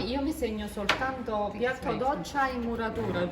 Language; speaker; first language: Italian; native; Italian